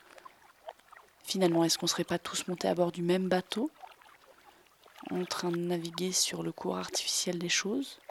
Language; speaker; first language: French; native; French